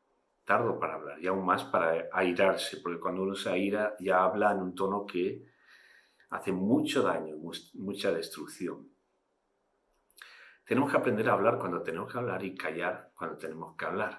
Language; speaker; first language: Spanish; native; Spanish